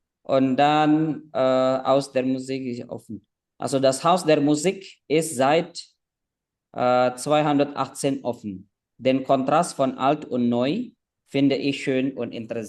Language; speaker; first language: German; non-native, fluent; Indonesian